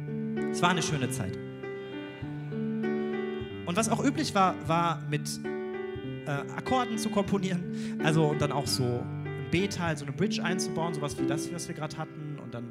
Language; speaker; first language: German; native; German